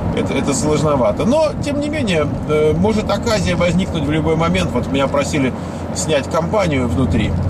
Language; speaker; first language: Russian; native; Russian